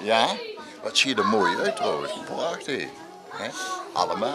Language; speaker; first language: Dutch; native; Dutch